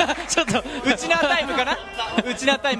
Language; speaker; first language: Japanese; native; Japanese